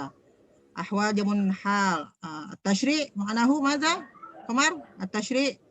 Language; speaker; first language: Arabic; non-native, fluent; Indonesian